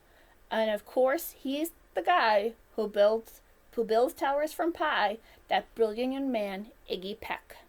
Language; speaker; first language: English; native; English